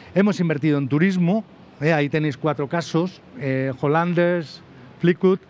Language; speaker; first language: Spanish; native; Spanish